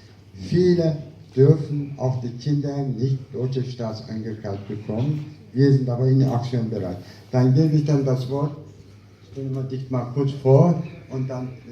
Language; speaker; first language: German; non-native, fluent; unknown